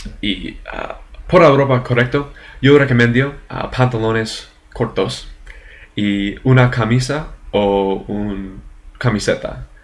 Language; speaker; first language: Spanish; non-native, learner; English